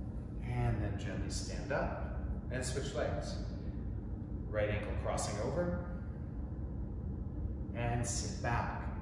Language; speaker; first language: English; native; English